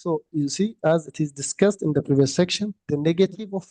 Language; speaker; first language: English; non-native, local second language; Amharic